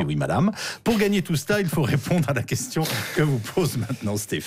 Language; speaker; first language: French; native; French